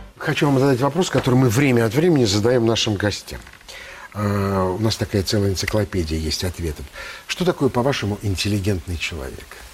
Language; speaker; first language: Russian; native; Russian